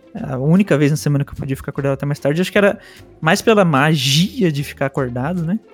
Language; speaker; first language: Portuguese; early bilingual, other home language; Spanish